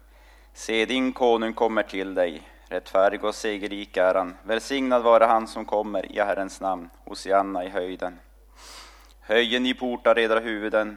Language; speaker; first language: Swedish; native; Swedish